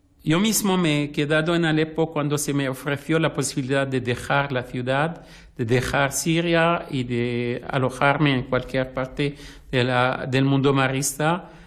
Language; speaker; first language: Spanish; non-native, fluent; Arabic